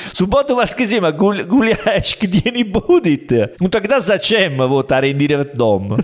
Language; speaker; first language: Russian; non-native, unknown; Italian